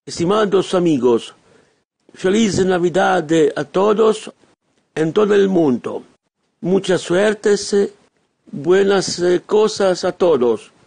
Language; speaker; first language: Spanish; non-native, learner; Italian